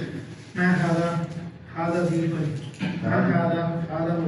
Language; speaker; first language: Arabic; non-native, learner; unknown